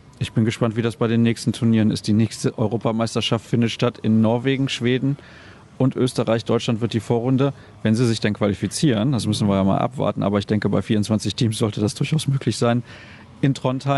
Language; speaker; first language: German; native; German